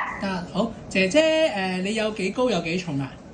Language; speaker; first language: Cantonese; native; Cantonese